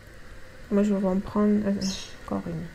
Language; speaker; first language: French; native; French